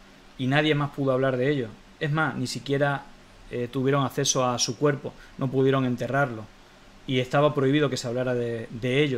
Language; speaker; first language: Spanish; native; Spanish